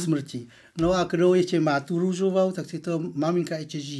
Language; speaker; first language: Czech; non-native, learner; Vietnamese